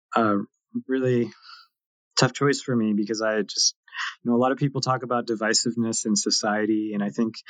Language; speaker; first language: English; native; English